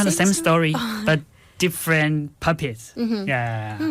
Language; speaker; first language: English; non-native, fluent; Chinese